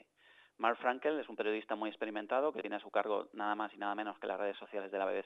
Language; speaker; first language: Spanish; native; Spanish